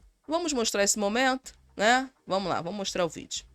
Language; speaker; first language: Portuguese; native; Portuguese